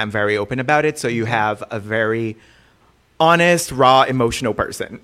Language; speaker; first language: English; non-native, fluent; Portuguese